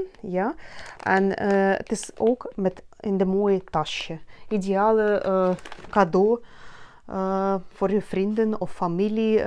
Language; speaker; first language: Dutch; non-native, learner; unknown